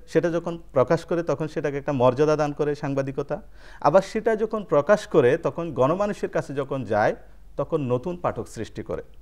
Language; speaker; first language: Bangla; native; Bangla